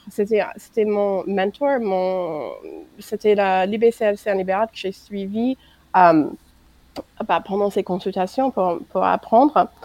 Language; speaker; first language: French; non-native, fluent; English